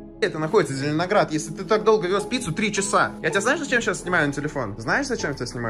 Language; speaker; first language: Russian; native; Russian